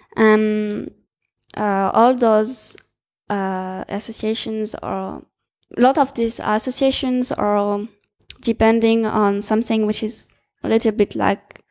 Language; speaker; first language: English; non-native, fluent; French